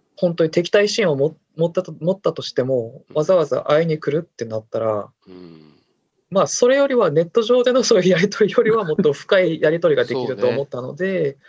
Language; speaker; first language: Japanese; non-native, fluent; Korean